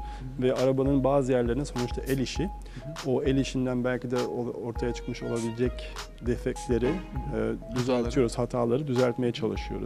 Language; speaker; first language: Turkish; native; Turkish